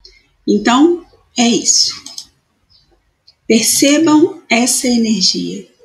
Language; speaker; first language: Portuguese; native; Portuguese